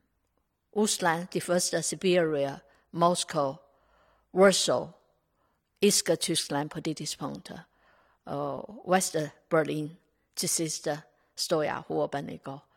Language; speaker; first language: Danish; non-native, learner; Chinese